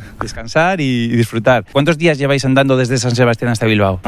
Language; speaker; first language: Spanish; native; Spanish